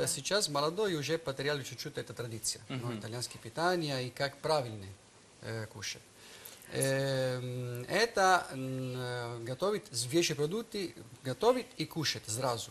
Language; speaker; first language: Russian; non-native, learner; Italian